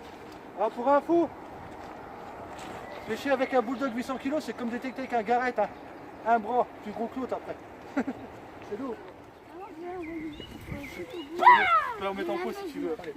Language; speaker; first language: French; native; French